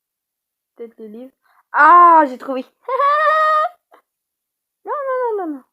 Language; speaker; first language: French; native; French